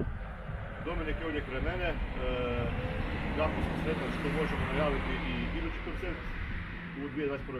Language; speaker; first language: Bosnian; native; Bosnian